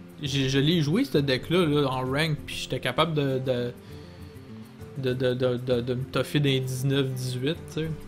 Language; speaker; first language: French; native; French